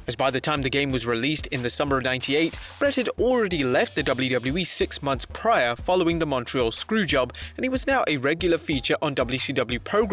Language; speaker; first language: English; native; English